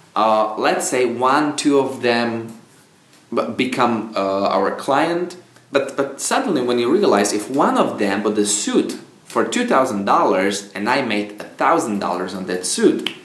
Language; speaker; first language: English; non-native, fluent; Czech